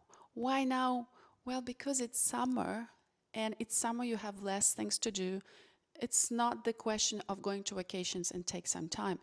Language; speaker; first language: English; non-native, fluent; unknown